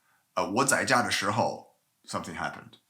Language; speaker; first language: Chinese; non-native, fluent; English